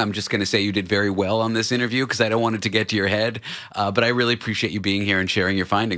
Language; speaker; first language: English; native; English